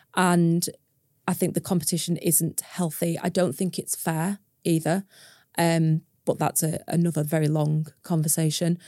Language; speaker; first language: English; native; English